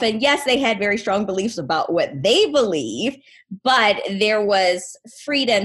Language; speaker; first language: English; native; English